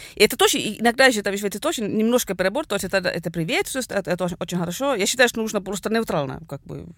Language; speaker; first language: Russian; non-native, fluent; Swedish